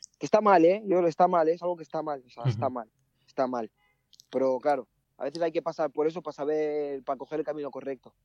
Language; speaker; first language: Spanish; early bilingual, other home language; Mandingo